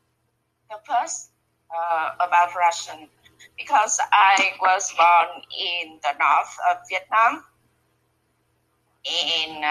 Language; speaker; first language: English; non-native, learner; Vietnamese